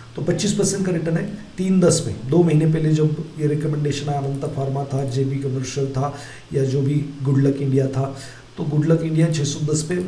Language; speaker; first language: Hindi; non-native, local second language; Marathi